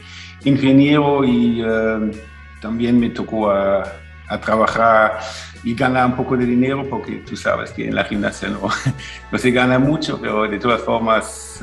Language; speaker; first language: Spanish; non-native, fluent; German